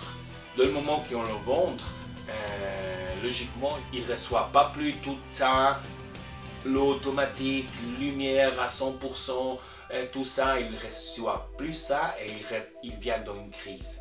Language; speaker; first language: French; non-native, local second language; German